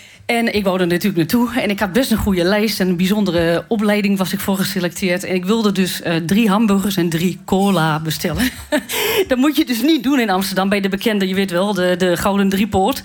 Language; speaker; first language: Dutch; native; Dutch